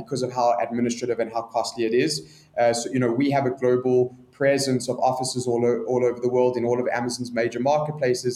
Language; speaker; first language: English; native; English